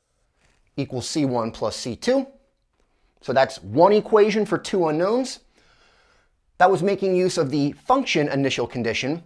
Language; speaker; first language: English; native; English